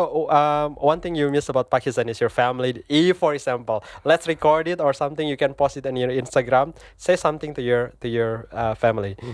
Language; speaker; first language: English; non-native, fluent; Indonesian